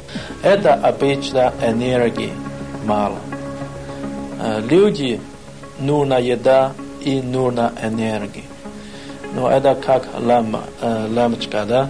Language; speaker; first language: Russian; non-native, learner; Chinese